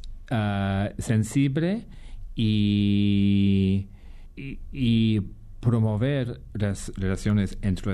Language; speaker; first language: Spanish; non-native, fluent; English